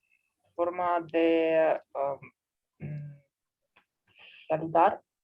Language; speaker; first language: Spanish; non-native, learner; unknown